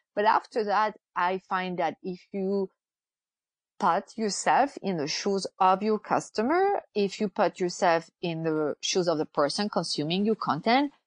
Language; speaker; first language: English; non-native, fluent; French